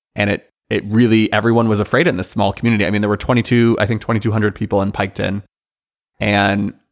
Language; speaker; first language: English; native; English